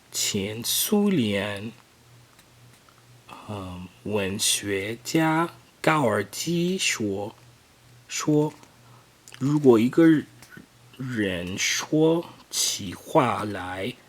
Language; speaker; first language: Chinese; non-native, learner; English